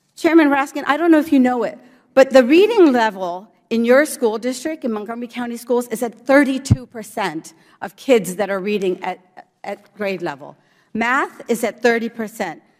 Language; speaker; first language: English; early bilingual, other home language; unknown